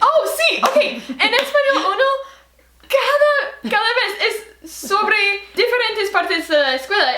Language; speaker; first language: Spanish; non-native, learner; English